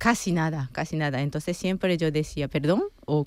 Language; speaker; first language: Spanish; non-native, fluent; Japanese